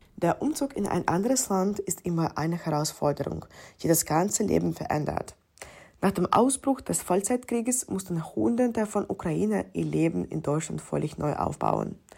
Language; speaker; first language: German; non-native, fluent; Ukrainian